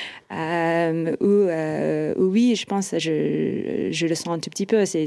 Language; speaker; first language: French; non-native, fluent; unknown